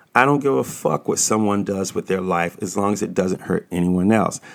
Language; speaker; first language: English; native; English